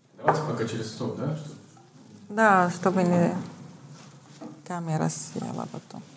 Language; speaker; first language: Russian; non-native, fluent; Arabic